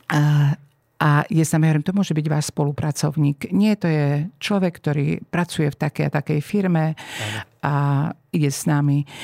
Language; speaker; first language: Slovak; native; Slovak